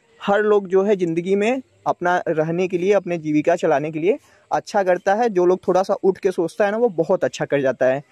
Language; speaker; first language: Hindi; native; Hindi